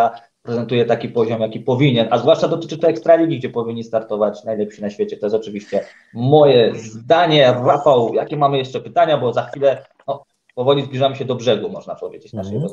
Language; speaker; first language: Polish; native; Polish